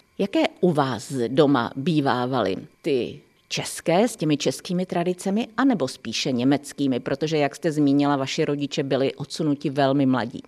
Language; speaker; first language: Czech; native; Czech